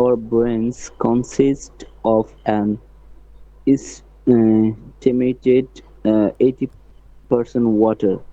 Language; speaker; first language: English; non-native, learner; Bangla